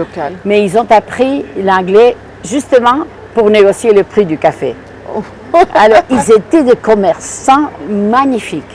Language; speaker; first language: French; non-native, fluent; Spanish